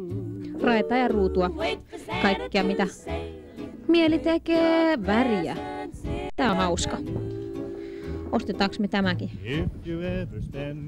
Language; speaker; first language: Finnish; native; Finnish